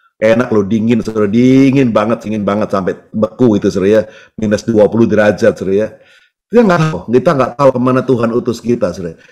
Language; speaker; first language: Indonesian; native; Indonesian